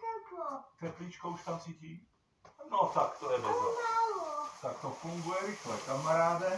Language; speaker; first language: Czech; native; Czech